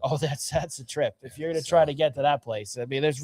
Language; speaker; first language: English; native; English